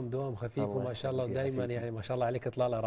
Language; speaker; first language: Arabic; native; Arabic